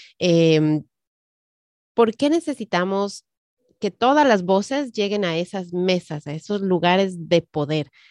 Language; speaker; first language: Spanish; native; Spanish